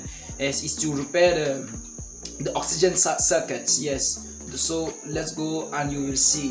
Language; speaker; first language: English; non-native, fluent; French